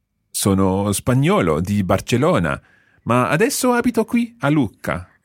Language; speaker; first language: Italian; non-native, fluent; English